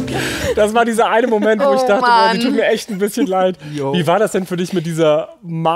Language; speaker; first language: German; native; German